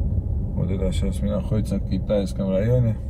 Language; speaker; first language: Russian; non-native, fluent; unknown